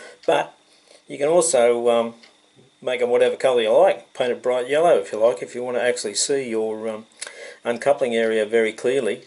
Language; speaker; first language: English; native; English